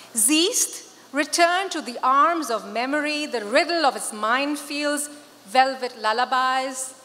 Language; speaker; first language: English; non-native, local second language; Urdu